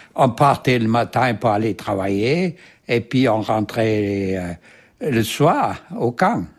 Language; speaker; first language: French; non-native, fluent; German